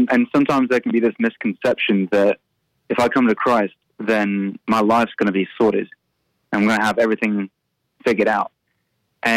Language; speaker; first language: English; native; English